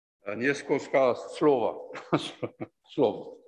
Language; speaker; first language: Russian; non-native, learner; French